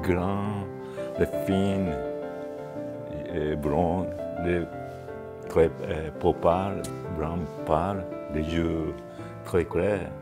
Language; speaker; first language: French; non-native, fluent; Japanese